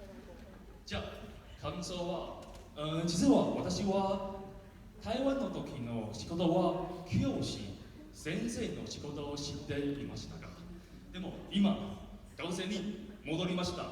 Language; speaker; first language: Japanese; non-native, learner; Min Nan Chinese